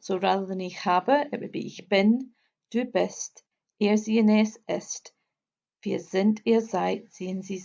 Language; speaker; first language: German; non-native, fluent; English